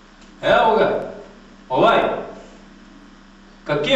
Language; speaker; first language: Bosnian; native; Bosnian